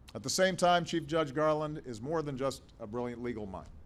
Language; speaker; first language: English; native; English